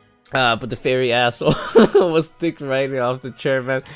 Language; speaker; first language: English; early bilingual, other home language; Spanish